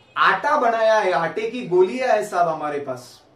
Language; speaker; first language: Hindi; non-native, local second language; Marathi